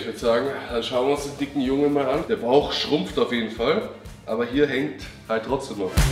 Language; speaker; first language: German; native; German